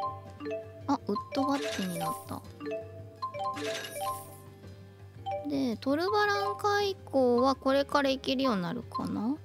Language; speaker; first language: Japanese; native; Japanese